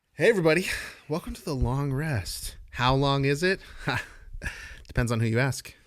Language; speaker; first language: English; native; English